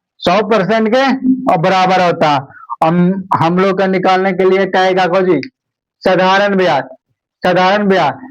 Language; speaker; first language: Hindi; native; Hindi